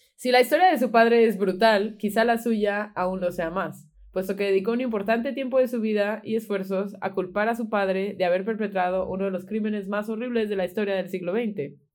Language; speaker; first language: Spanish; native; Spanish